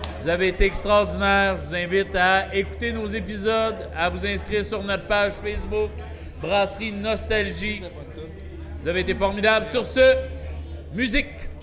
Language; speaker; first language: French; native; French